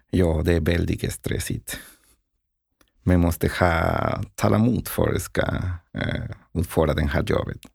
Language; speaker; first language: Swedish; non-native, learner; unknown